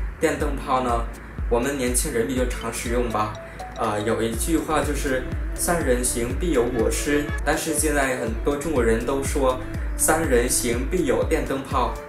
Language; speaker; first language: Chinese; non-native, fluent; Vietnamese